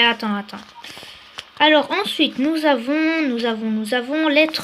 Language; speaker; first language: French; native; French